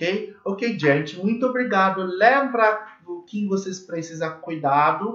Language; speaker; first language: Portuguese; non-native, learner; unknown